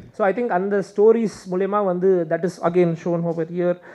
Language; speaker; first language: Tamil; native; Tamil